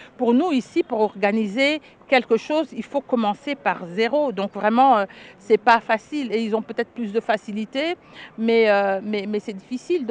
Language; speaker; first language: French; non-native, local second language; Lingala